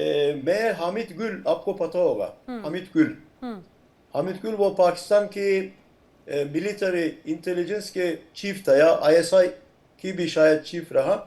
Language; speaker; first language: Hindi; non-native, fluent; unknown